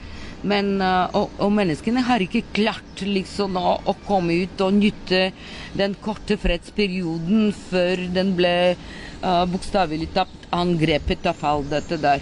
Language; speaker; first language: Norwegian; non-native, fluent; Bulgarian